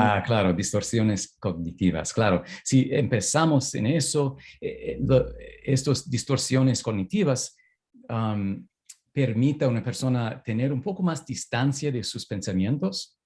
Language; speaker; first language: Spanish; non-native, fluent; English